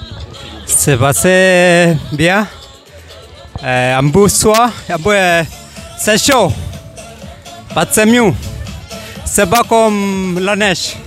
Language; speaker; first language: French; non-native, learner; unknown